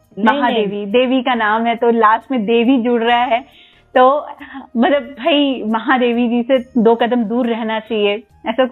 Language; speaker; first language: Hindi; native; Hindi